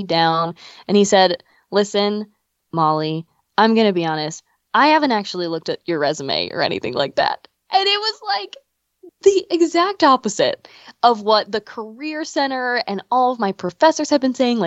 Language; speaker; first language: English; native; English